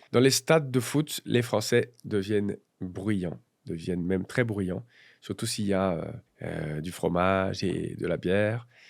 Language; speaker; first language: French; native; French